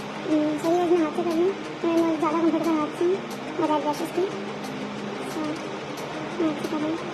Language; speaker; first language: Hindi; native; Hindi